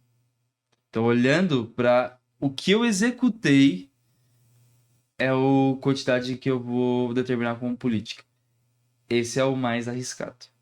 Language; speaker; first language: Portuguese; native; Portuguese